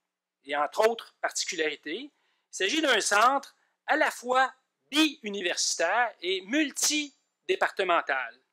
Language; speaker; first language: French; native; French